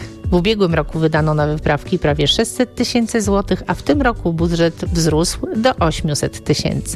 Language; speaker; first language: Polish; native; Polish